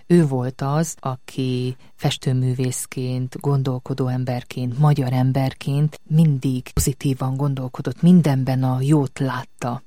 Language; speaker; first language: Hungarian; native; Hungarian